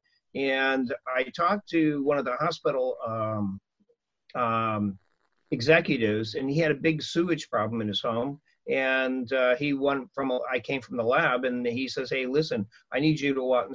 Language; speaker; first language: English; native; English